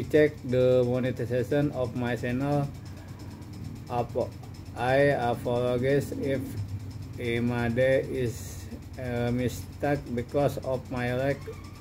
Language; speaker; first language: English; non-native, learner; Indonesian